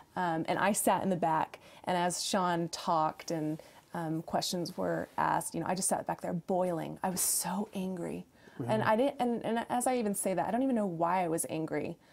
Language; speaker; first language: English; native; English